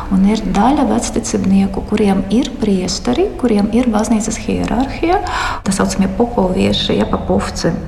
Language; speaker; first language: Latvian; non-native, local second language; Russian